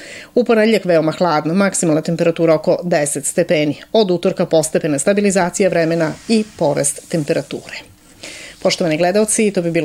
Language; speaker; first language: Serbian; native; Serbian